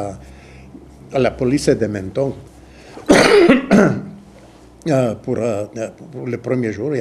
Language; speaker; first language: French; non-native, fluent; Croatian